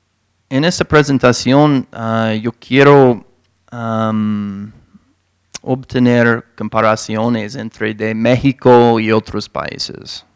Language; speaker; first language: Spanish; non-native, fluent; English